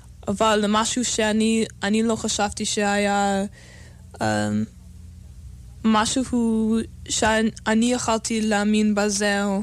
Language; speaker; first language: Hebrew; non-native, learner; English